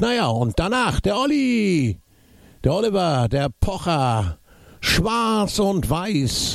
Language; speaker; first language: German; native; German